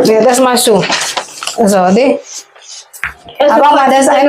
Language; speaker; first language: German; non-native, learner; Indonesian